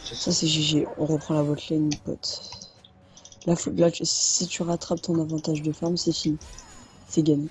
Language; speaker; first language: French; native; French